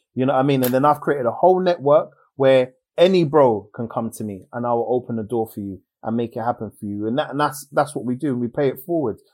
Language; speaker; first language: English; native; English